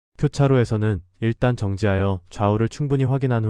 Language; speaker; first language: Korean; native; Korean